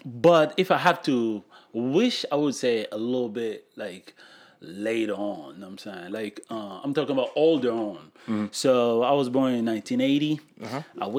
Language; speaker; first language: English; non-native, fluent; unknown